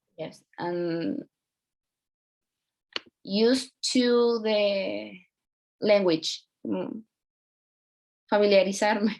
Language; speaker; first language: English; non-native, learner; Spanish